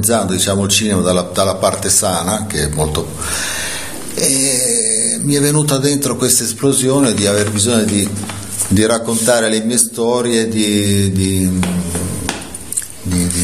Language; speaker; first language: Italian; native; Italian